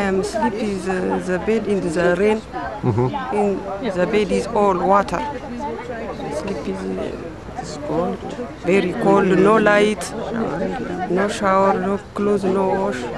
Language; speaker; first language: English; non-native, learner; Tigrinya